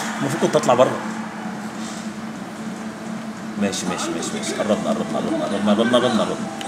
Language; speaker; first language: Arabic; native; Arabic